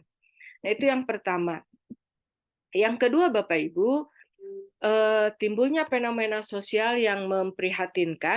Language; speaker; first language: Indonesian; native; Indonesian